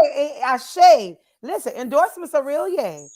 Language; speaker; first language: English; native; English